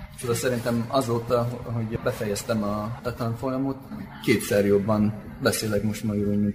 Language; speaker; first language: Hungarian; non-native, fluent; English